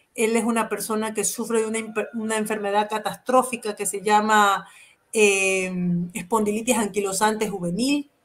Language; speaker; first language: Spanish; native; Spanish